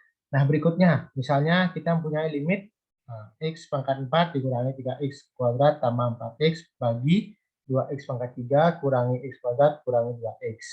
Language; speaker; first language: Indonesian; native; Indonesian